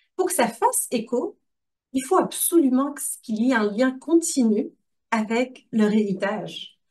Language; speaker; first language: French; non-native, local second language; Arabic